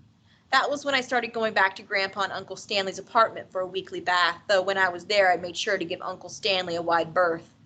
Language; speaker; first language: English; native; English